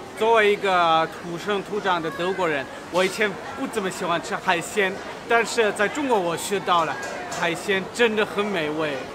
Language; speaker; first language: Chinese; non-native, fluent; German